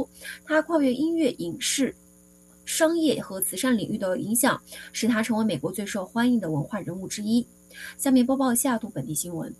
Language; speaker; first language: Chinese; native; Chinese